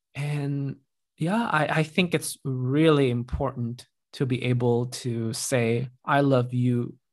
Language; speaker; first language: English; non-native, fluent; Indonesian